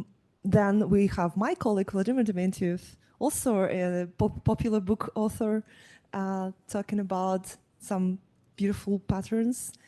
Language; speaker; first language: English; non-native, fluent; Russian